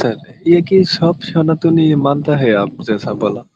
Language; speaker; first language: Hindi; non-native, learner; Bangla